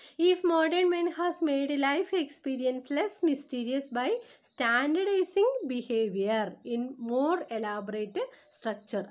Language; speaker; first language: English; non-native, local second language; Malayalam